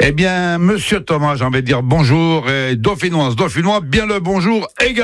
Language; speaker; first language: French; native; French